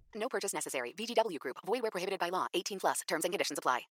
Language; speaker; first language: English; non-native, fluent; Serbian